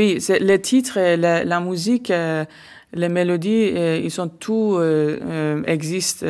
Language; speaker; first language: French; non-native, learner; Persian